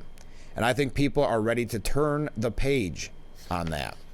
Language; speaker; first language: English; native; English